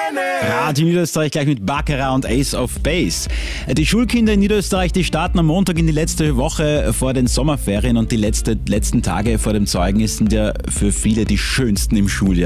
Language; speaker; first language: German; native; German